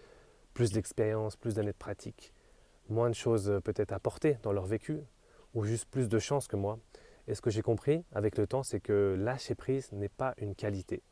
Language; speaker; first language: French; native; French